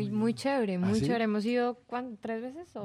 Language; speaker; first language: Spanish; native; Spanish